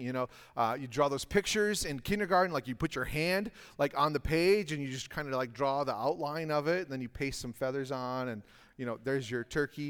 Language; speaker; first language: English; native; English